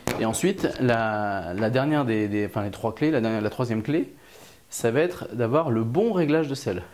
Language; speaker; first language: French; native; French